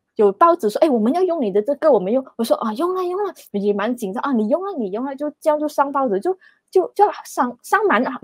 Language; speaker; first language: Chinese; non-native, local second language; Cantonese